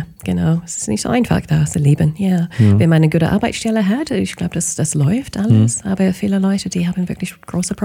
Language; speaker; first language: German; non-native, fluent; English